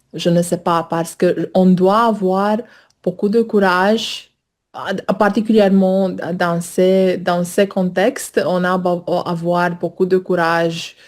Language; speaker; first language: French; non-native, fluent; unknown